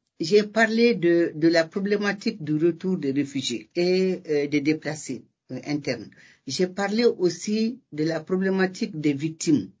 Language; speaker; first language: French; non-native, local second language; Bambara